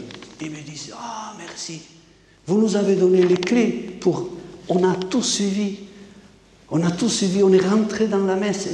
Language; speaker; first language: French; native; French